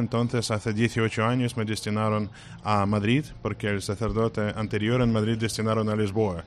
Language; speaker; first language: Spanish; non-native, fluent; Russian